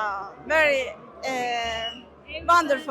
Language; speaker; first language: English; non-native, learner; Turkish